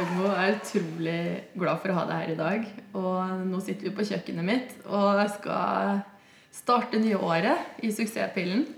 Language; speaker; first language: Norwegian; native; Norwegian